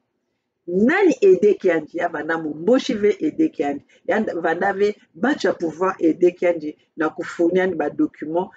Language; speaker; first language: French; non-native, local second language; Kongo